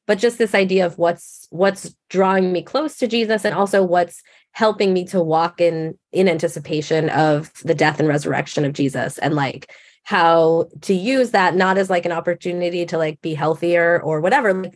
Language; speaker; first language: English; native; English